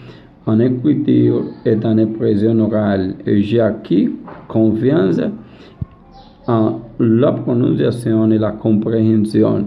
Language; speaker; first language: French; non-native, learner; Spanish